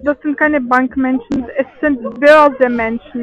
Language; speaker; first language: German; non-native, fluent; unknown